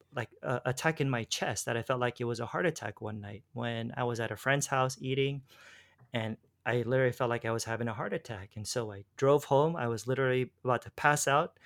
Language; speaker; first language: English; native; English